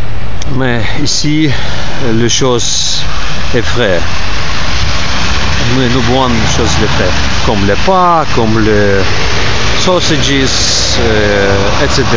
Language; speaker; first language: French; non-native, learner; Ukrainian